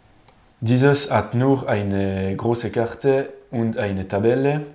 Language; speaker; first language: German; non-native, learner; French